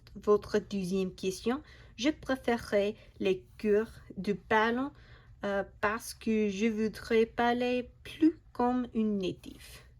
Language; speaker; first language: French; non-native, learner; English